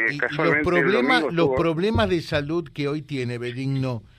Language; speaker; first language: Spanish; native; Spanish